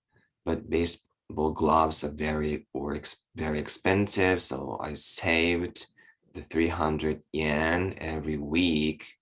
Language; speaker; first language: English; non-native, learner; Japanese